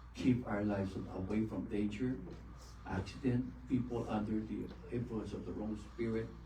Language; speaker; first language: English; non-native, local second language; Filipino